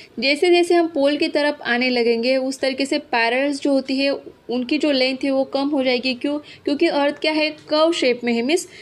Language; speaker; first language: Hindi; non-native, local second language; Marathi